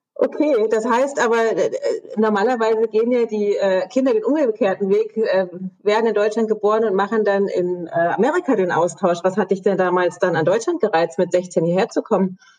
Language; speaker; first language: German; native; German